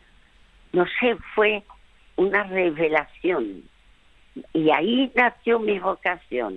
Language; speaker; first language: Spanish; early bilingual, other home language; French